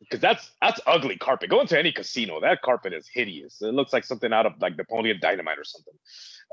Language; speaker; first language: English; native; English